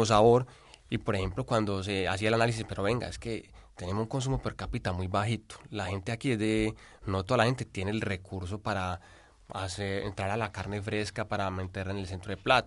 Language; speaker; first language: Spanish; native; Spanish